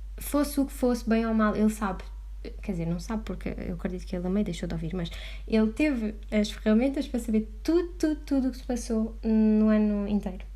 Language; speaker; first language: Portuguese; native; Portuguese